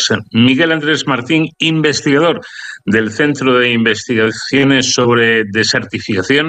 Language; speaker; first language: Spanish; native; Spanish